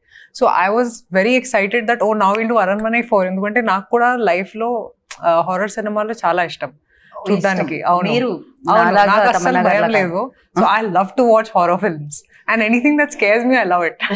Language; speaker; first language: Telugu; non-native, fluent; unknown